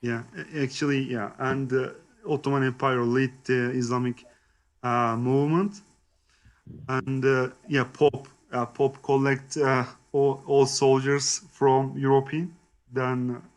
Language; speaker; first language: English; non-native, learner; Turkish